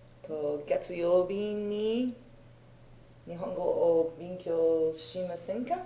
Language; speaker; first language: Japanese; non-native, learner; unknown